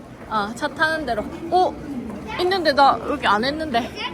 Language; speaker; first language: Korean; native; Korean